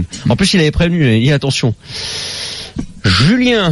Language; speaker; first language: French; native; French